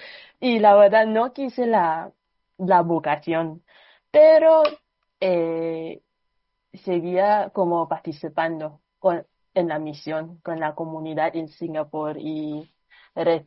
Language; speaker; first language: Spanish; non-native, fluent; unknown